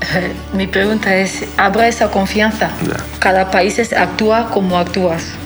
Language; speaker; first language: Spanish; non-native, fluent; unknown